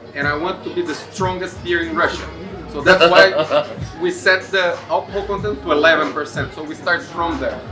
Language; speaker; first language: English; non-native, fluent; Portuguese